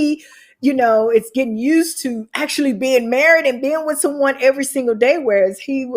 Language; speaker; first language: English; native; English